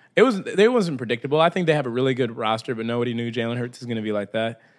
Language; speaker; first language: English; native; English